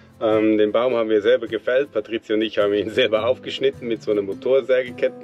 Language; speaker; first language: German; native; German